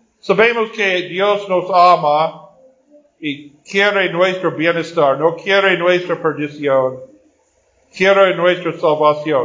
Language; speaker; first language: Spanish; non-native, fluent; Portuguese